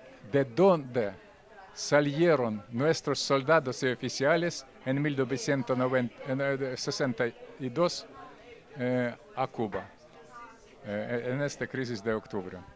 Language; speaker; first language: Spanish; non-native, fluent; Russian